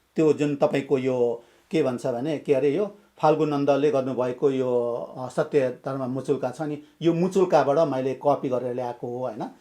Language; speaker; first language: Nepali; non-native, local second language; Limbu